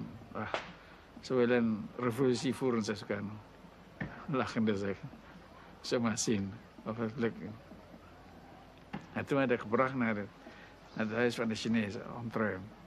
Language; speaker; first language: Dutch; non-native, local second language; Indonesian